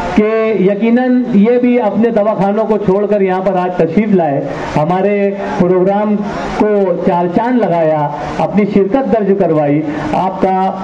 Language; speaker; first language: Hindi; non-native, local second language; Urdu